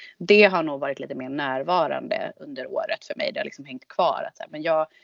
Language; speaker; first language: Swedish; native; Swedish